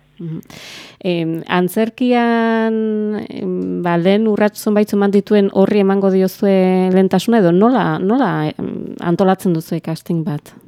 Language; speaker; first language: Basque; native; Basque